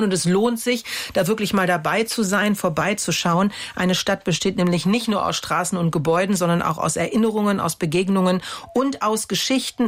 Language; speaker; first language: German; native; German